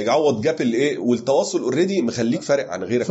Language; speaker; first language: Arabic; native; Arabic